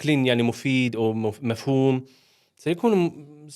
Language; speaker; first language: Arabic; non-native, learner; Swedish